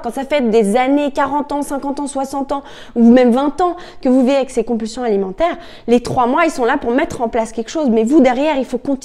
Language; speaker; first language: French; native; French